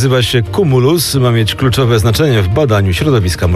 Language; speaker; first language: Polish; native; Polish